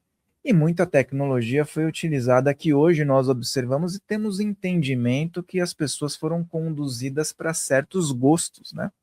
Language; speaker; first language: Portuguese; native; Portuguese